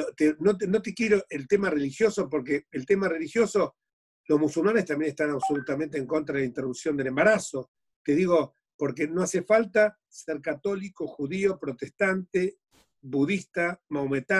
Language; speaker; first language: Spanish; native; Spanish